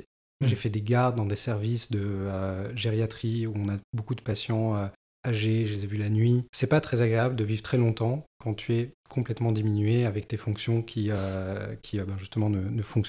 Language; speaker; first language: French; native; French